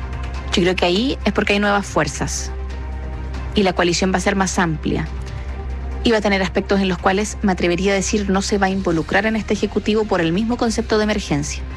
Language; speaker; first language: Spanish; native; Spanish